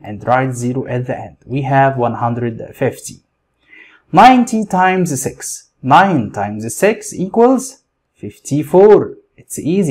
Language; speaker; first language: English; non-native, fluent; Arabic